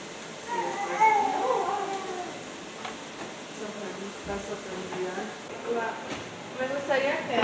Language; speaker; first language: Spanish; early bilingual, heritage; English